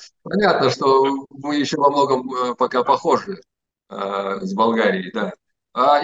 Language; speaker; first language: Russian; native; Russian